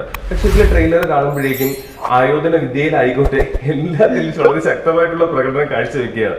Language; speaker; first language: Malayalam; native; Malayalam